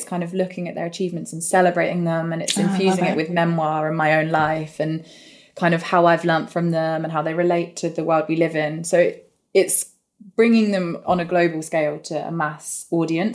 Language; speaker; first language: English; native; English